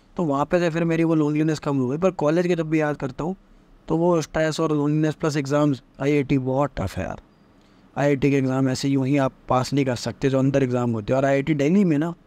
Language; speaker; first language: Hindi; native; Hindi